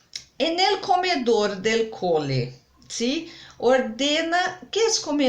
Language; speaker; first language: Spanish; non-native, fluent; Portuguese